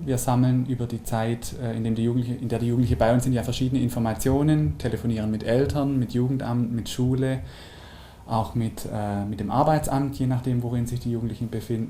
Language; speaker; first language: German; native; German